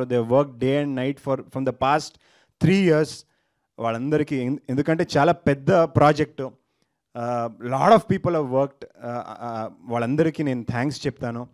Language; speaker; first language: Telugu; non-native, learner; Kannada